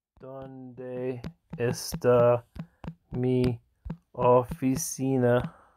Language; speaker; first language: Spanish; non-native, learner; English